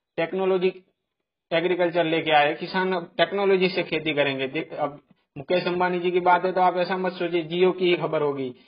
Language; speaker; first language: Hindi; non-native, local second language; Gujarati